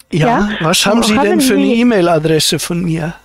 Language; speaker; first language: German; native; German